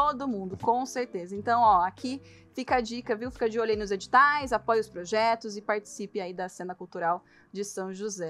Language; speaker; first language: Portuguese; native; Portuguese